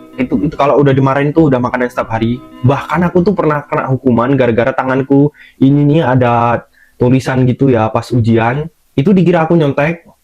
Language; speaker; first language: Indonesian; native; Indonesian